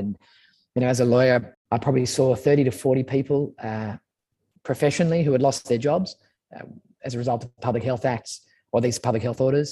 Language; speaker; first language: English; native; English